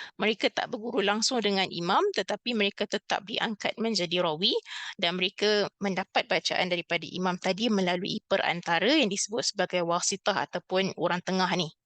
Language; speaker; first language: Malay; native; Malay